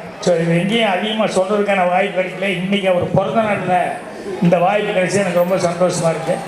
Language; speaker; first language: Tamil; native; Tamil